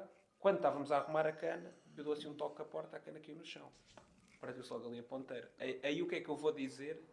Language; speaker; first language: Portuguese; native; Portuguese